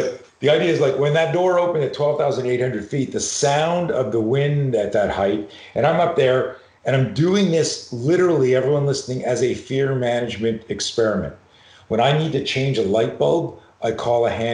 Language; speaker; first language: English; native; English